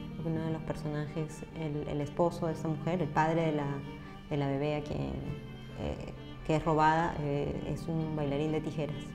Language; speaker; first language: Spanish; native; Spanish